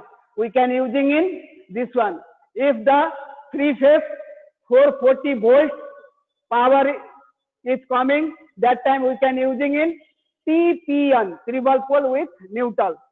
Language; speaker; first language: English; non-native, learner; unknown